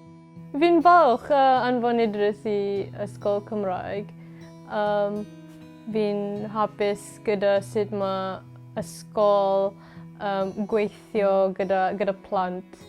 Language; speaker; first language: Welsh; non-native, learner; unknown